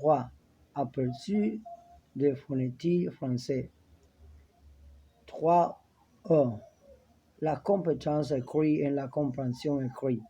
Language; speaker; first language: French; non-native, learner; Spanish